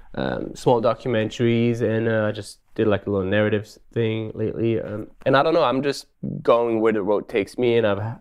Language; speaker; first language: English; non-native, fluent; Swedish